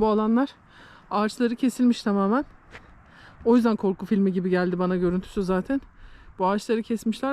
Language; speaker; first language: Turkish; native; Turkish